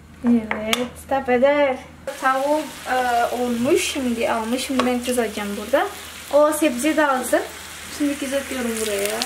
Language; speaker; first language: Turkish; non-native, learner; Indonesian